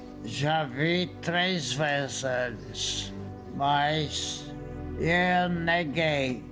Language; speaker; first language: Portuguese; non-native, fluent; Polish